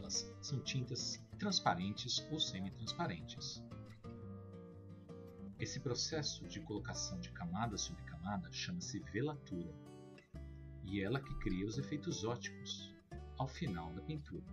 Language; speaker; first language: Portuguese; native; Portuguese